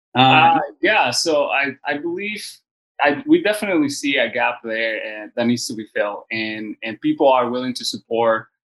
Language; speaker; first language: English; early bilingual, other home language; Spanish